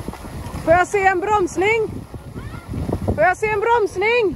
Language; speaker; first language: Swedish; native; Swedish